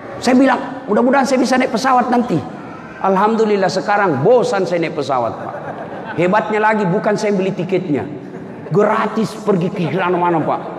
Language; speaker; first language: Indonesian; non-native, local second language; Buginese